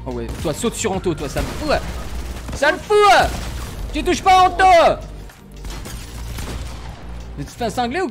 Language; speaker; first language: French; native; French